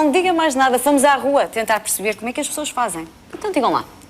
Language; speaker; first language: Portuguese; native; Portuguese